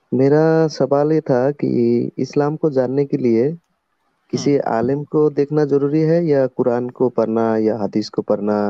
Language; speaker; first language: Hindi; non-native, local second language; Bangla